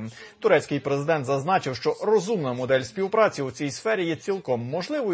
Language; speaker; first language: Ukrainian; native; Ukrainian